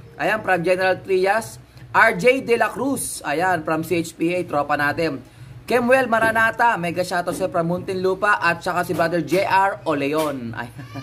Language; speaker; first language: Filipino; native; Filipino